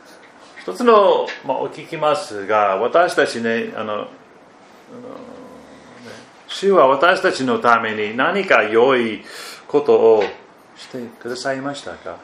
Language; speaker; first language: Japanese; non-native, fluent; German